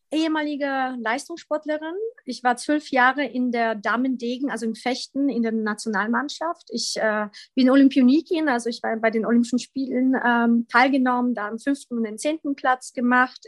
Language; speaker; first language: German; early bilingual, other home language; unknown